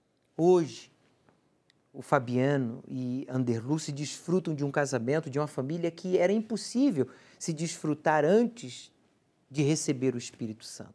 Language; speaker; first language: Portuguese; native; Portuguese